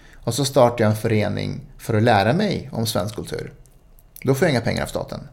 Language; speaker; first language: Swedish; early bilingual, other home language; Spanish